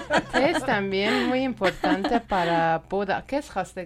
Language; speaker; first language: Spanish; non-native, learner; Persian